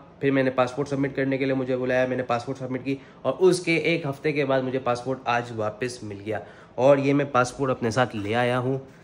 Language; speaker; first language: Urdu; native; Urdu